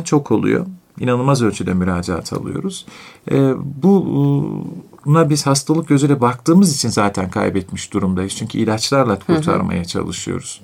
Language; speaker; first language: Turkish; native; Turkish